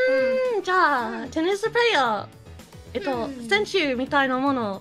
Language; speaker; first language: Japanese; non-native, learner; English